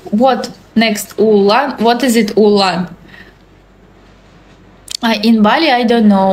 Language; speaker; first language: English; non-native, learner; Russian